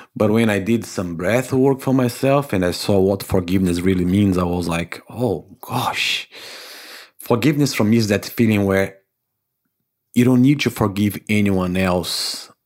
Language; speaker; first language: English; non-native, fluent; Portuguese